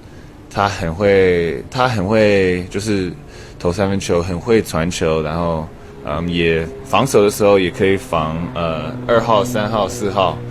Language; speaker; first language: Chinese; early bilingual, heritage; English